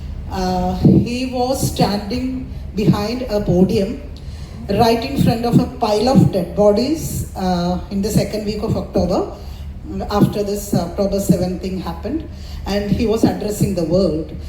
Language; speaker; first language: English; non-native, local second language; Malayalam